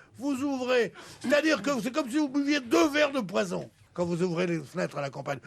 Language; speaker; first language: French; native; French